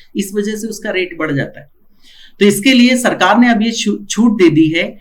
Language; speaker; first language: Hindi; non-native, local second language; Marathi